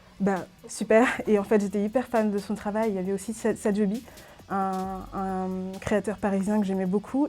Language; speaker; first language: French; early bilingual, other home language; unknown